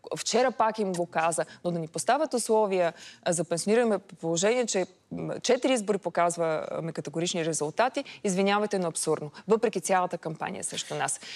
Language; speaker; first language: Bulgarian; native; Bulgarian